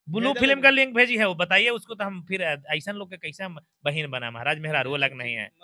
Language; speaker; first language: Hindi; native; Hindi